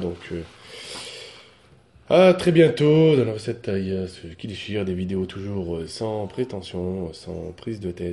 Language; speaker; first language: French; native; French